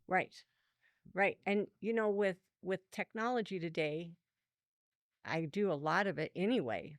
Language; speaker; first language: English; native; English